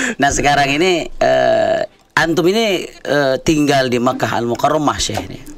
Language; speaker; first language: Indonesian; native; Indonesian